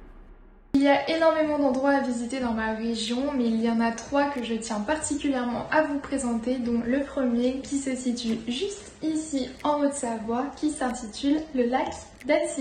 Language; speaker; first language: French; native; French